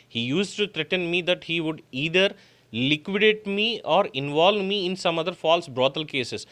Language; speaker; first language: English; non-native, local second language; Telugu